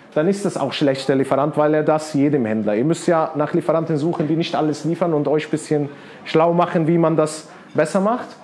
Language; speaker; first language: German; non-native, fluent; Arabic